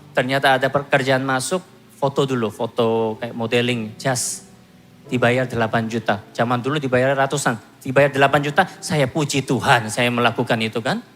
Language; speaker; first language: Indonesian; non-native, fluent; Korean